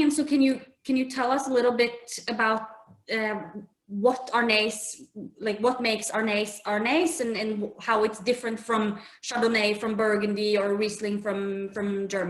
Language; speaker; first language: English; non-native, fluent; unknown